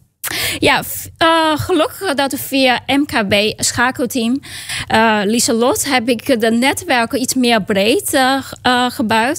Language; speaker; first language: Dutch; non-native, learner; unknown